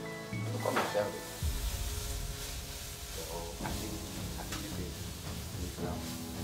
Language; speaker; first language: Spanish; non-native, learner; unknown